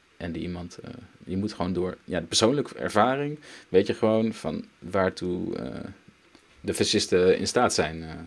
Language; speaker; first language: Dutch; early bilingual, other home language; Turkish